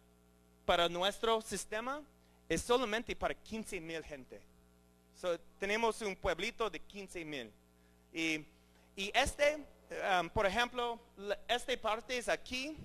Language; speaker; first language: Spanish; non-native, learner; English